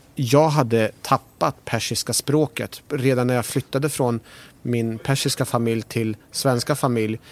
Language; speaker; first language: Swedish; early bilingual, other home language; Persian